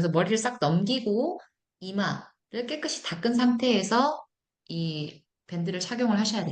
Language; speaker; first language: Korean; native; Korean